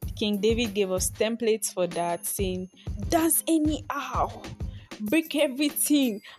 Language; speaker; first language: English; non-native, local second language; Yoruba